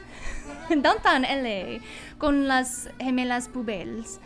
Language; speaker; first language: Spanish; non-native, learner; French